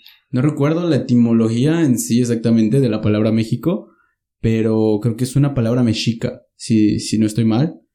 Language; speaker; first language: Spanish; native; Spanish